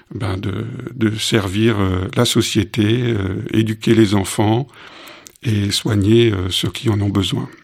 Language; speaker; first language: French; native; French